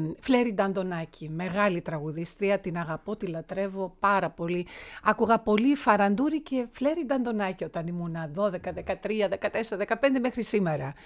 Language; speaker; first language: Greek; early bilingual, heritage; Greek